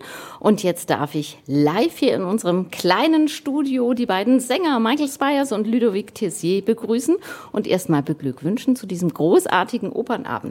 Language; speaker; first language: German; native; German